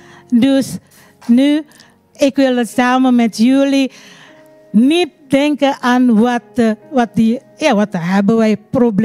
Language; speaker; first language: Dutch; non-native, learner; Indonesian